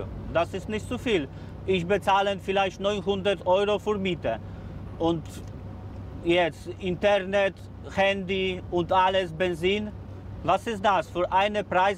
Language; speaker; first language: German; non-native, learner; Polish